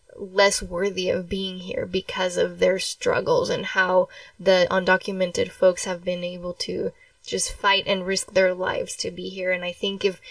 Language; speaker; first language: English; early bilingual, other home language; Spanish